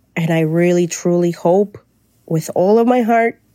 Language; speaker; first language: English; non-native, fluent; Spanish